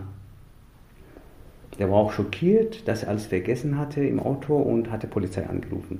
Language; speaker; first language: German; non-native, fluent; Persian